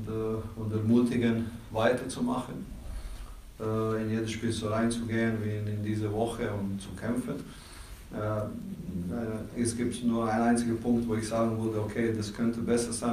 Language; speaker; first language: German; non-native, fluent; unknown